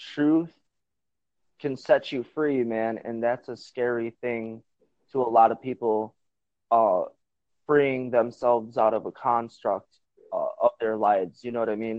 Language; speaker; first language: English; native; English